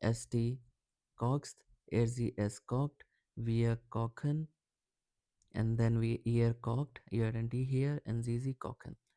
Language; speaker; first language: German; non-native, learner; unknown